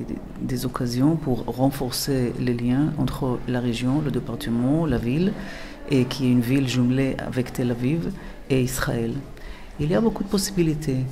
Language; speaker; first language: French; non-native, fluent; Hebrew